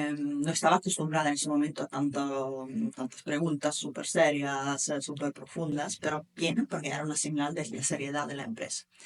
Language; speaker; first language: Spanish; non-native, fluent; Italian